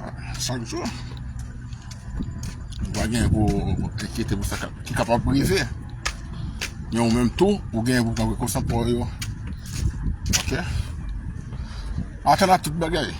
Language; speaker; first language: French; non-native, learner; Haitian Creole